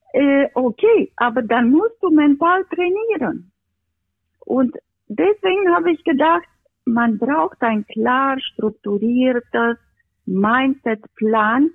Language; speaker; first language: German; non-native, fluent; Romanian